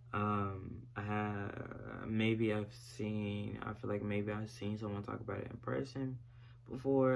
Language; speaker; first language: English; native; English